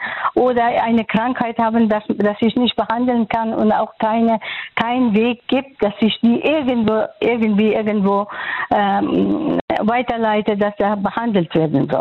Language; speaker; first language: German; non-native, fluent; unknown